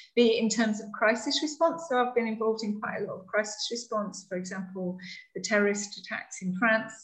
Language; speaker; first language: English; native; English